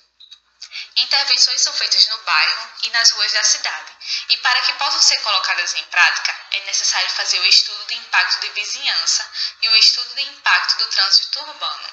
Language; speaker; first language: Portuguese; native; Portuguese